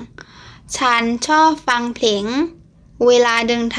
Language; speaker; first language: Thai; non-native, fluent; Burmese